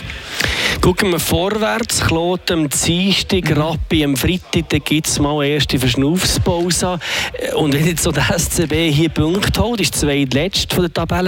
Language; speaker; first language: German; native; German